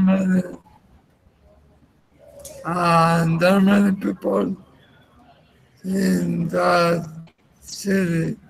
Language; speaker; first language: English; non-native, learner; Spanish